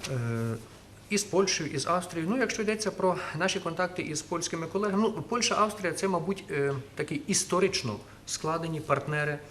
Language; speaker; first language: Ukrainian; native; Ukrainian